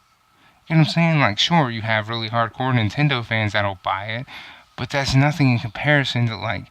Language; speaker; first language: English; native; English